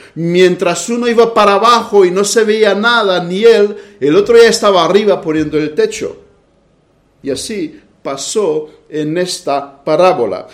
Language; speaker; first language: Spanish; non-native, fluent; Romanian